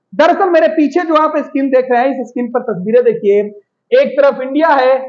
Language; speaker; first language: Hindi; native; Hindi